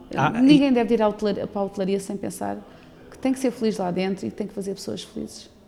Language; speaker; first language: Portuguese; native; Portuguese